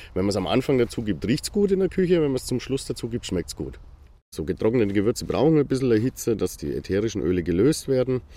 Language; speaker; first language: German; native; German